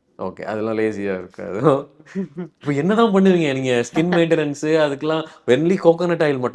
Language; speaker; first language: Tamil; native; Tamil